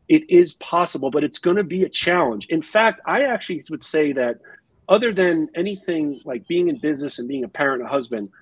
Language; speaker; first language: English; native; English